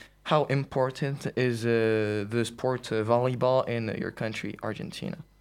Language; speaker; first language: English; non-native, fluent; French